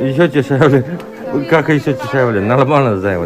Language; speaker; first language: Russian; non-native, learner; Chinese